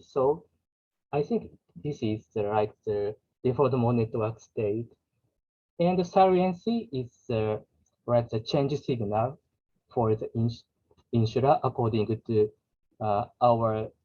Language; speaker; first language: English; non-native, learner; Japanese